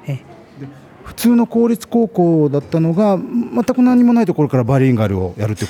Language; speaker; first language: Japanese; native; Japanese